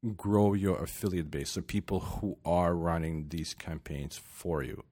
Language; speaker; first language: English; non-native, fluent; Ukrainian